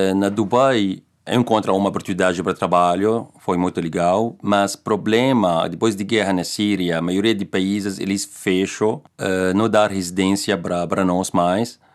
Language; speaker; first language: Portuguese; non-native, learner; Arabic